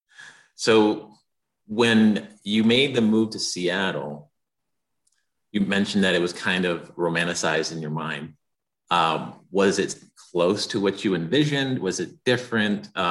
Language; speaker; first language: English; native; English